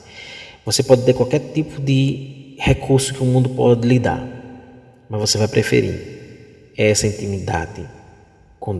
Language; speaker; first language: Portuguese; native; Portuguese